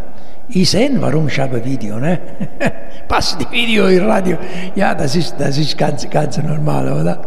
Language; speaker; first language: German; non-native, learner; Italian